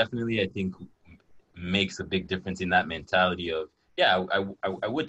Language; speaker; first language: English; non-native, local second language; Yoruba